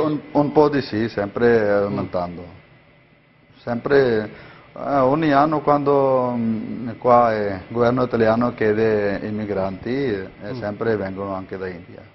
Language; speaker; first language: Italian; non-native, learner; Punjabi